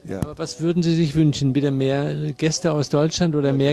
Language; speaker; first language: German; native; German